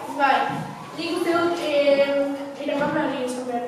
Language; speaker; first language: Basque; non-native, local second language; Spanish